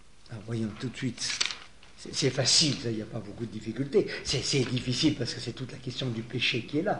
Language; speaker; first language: French; native; French